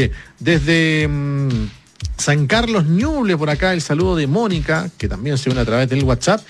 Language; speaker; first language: Spanish; native; Spanish